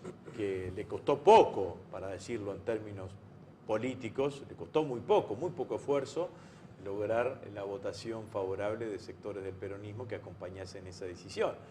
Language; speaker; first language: Spanish; native; Spanish